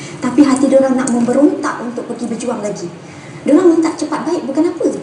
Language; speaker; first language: Malay; native; Malay